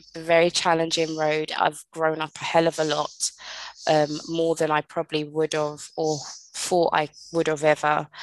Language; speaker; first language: English; native; English